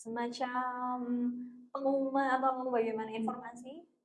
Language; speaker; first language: Indonesian; native; Indonesian